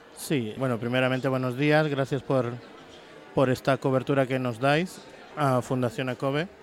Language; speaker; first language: Spanish; native; Spanish